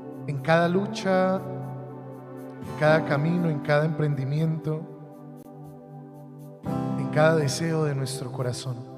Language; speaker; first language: Spanish; native; Spanish